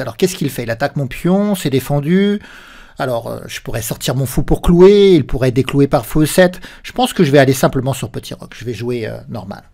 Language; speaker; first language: French; native; French